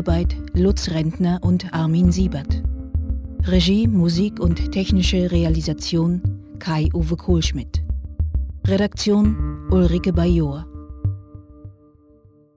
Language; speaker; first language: German; native; German